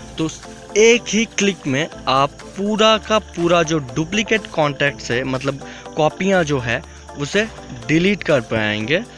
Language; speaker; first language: Hindi; non-native, local second language; Bangla